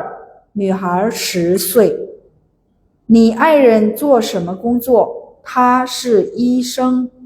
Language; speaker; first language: Chinese; non-native, fluent; Indonesian